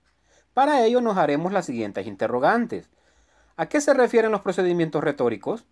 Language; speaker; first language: Spanish; native; Spanish